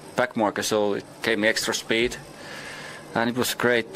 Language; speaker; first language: English; non-native, fluent; Finnish